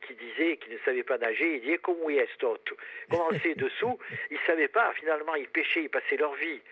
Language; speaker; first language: French; native; French